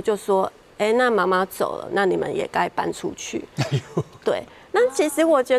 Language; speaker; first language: Chinese; native; Chinese